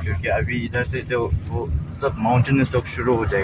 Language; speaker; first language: Hindi; non-native, fluent; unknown